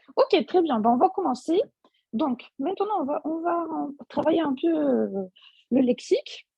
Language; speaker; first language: French; non-native, fluent; Russian